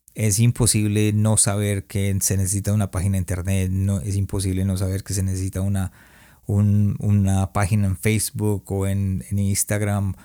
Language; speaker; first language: Spanish; early bilingual, heritage; Spanish